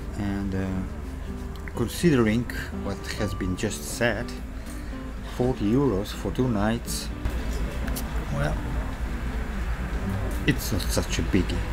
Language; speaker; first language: English; non-native, fluent; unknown